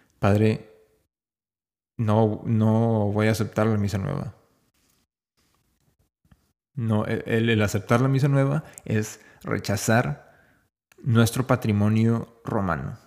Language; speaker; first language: Spanish; native; Spanish